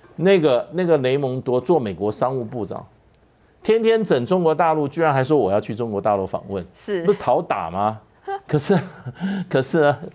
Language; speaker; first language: Chinese; native; Chinese